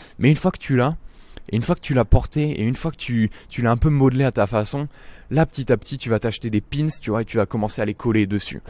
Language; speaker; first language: French; native; French